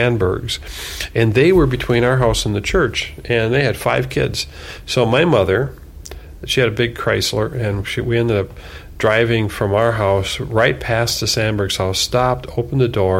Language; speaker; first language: English; native; English